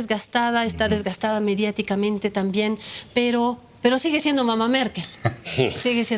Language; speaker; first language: Spanish; native; Spanish